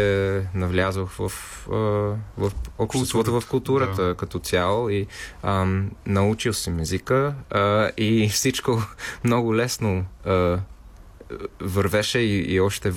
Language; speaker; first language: Bulgarian; non-native, fluent; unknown